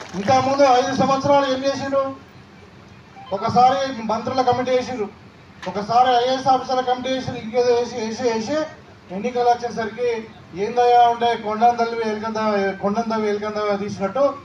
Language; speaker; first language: Telugu; native; Telugu